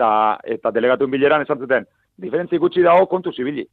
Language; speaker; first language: Basque; native; Basque